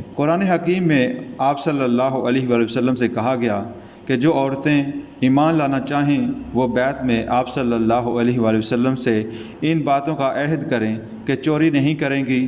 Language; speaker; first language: Urdu; native; Urdu